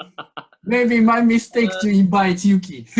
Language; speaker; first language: English; non-native, learner; Japanese